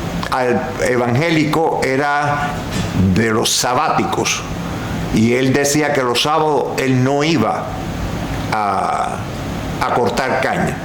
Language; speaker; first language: Spanish; native; Spanish